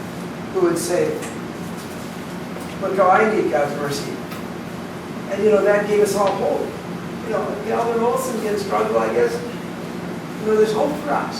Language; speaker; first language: English; native; English